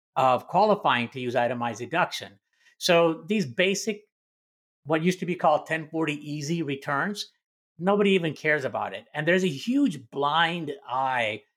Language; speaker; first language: English; early bilingual, other home language; Hindi